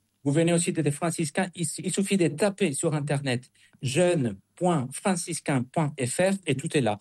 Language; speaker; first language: French; non-native, fluent; Spanish